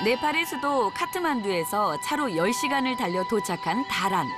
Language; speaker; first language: Korean; native; Korean